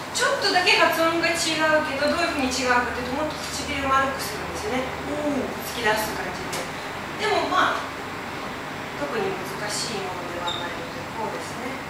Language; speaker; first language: Japanese; non-native, fluent; Ukrainian